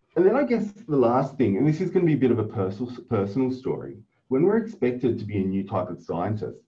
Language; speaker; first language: English; native; English